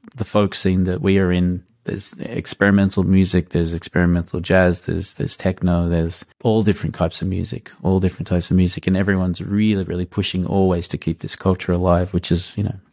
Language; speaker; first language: English; native; English